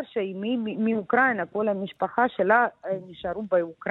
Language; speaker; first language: Hebrew; non-native, learner; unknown